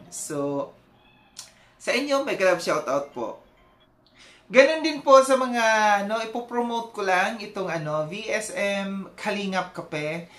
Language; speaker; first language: Filipino; non-native, local second language; Cebuano